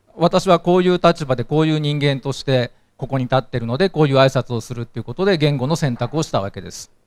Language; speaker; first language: Japanese; native; Japanese